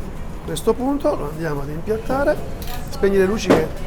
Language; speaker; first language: Italian; native; Italian